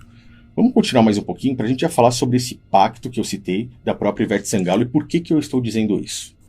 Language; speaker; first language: Portuguese; native; Portuguese